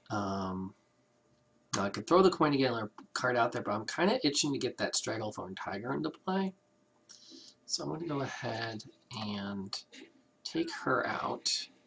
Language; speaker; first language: English; native; English